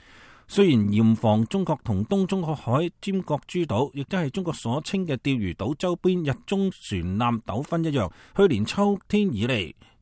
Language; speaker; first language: Chinese; native; Chinese